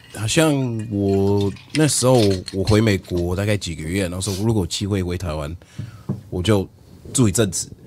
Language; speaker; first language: Chinese; non-native, fluent; English